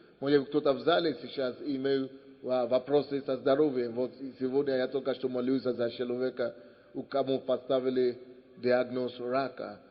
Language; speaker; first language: Russian; non-native, fluent; Yoruba